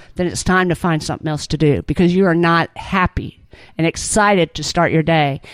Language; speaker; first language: English; native; English